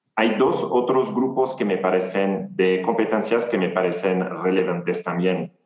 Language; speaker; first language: Spanish; non-native, fluent; French